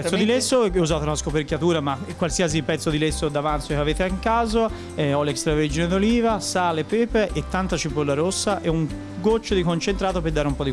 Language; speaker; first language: Italian; native; Italian